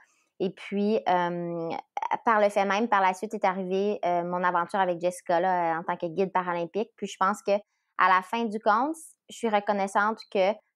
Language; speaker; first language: French; native; French